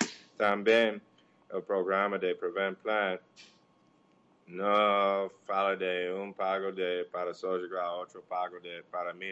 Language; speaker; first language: Portuguese; non-native, learner; English